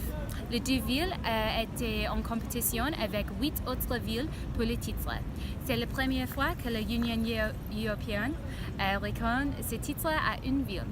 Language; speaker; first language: French; non-native, learner; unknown